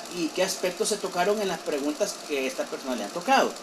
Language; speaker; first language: Spanish; native; Spanish